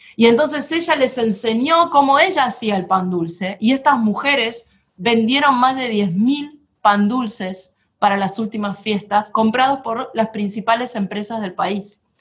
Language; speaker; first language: Spanish; native; Spanish